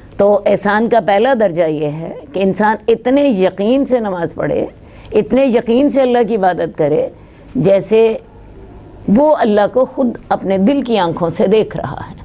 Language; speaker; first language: Urdu; non-native, local second language; Punjabi